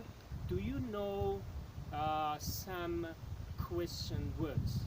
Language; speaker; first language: English; non-native, fluent; Tajik